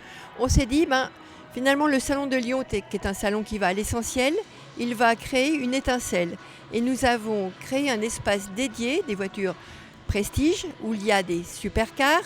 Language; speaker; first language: French; native; French